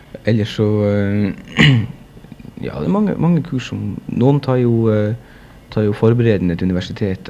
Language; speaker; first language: Norwegian; native; Norwegian